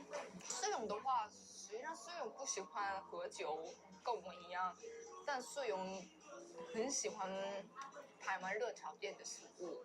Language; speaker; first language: Chinese; non-native, learner; Korean